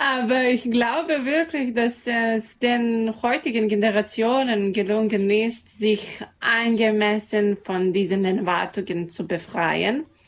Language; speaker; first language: German; non-native, learner; Serbian